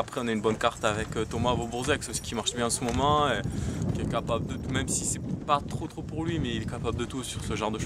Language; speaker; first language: French; native; French